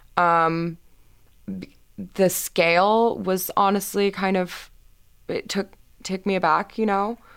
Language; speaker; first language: English; native; English